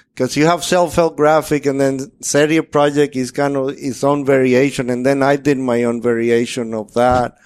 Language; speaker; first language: English; non-native, fluent; Spanish